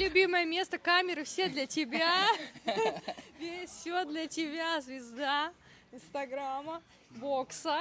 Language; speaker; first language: Russian; native; Russian